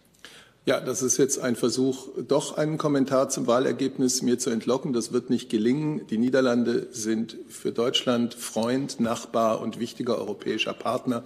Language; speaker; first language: German; native; German